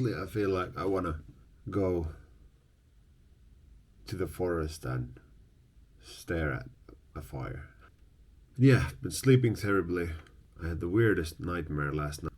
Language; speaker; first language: English; non-native, fluent; Finnish